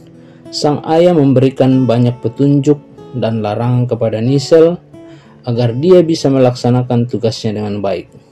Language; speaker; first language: Indonesian; native; Indonesian